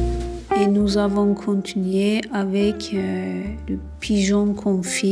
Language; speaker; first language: French; non-native, fluent; Turkish